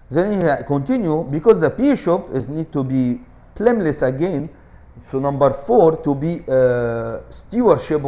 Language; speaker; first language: English; non-native, fluent; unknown